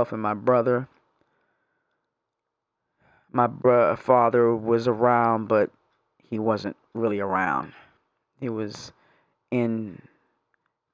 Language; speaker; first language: English; native; English